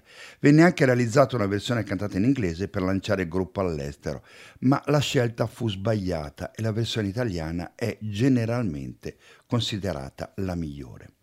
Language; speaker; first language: Italian; native; Italian